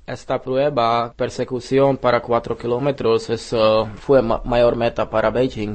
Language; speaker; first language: Spanish; non-native, learner; Czech